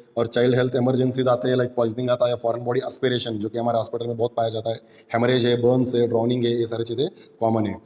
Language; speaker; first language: Hindi; non-native, local second language; Marathi